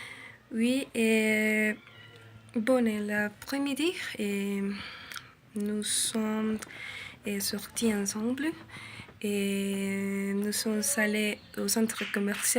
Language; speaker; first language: French; non-native, learner; Spanish